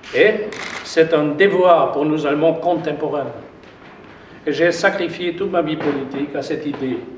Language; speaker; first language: French; non-native, fluent; German